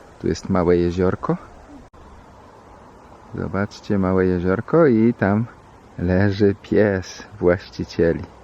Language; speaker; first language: Polish; native; Polish